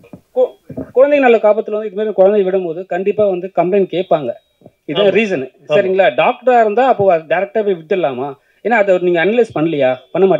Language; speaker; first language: Tamil; native; Tamil